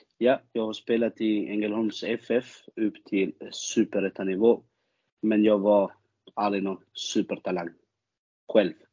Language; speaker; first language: Swedish; early bilingual, other home language; Albanian